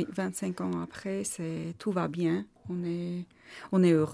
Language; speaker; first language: French; non-native, learner; Armenian